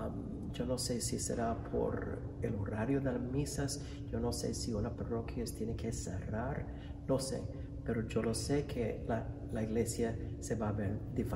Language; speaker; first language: Spanish; non-native, fluent; English